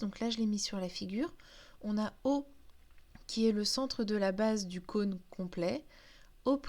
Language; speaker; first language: French; native; French